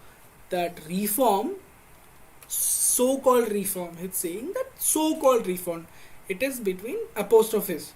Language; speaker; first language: English; non-native, local second language; Hindi